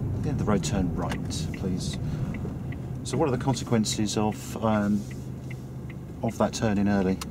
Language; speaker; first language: English; native; English